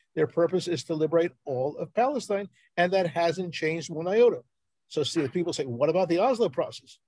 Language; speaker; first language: English; native; English